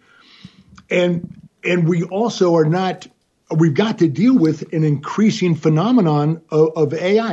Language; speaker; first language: English; native; English